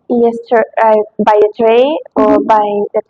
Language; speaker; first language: English; non-native, learner; Japanese